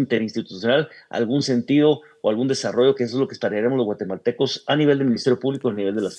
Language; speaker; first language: Spanish; native; Spanish